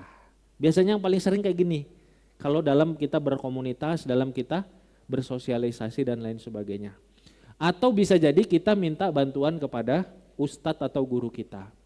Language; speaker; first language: Indonesian; non-native, local second language; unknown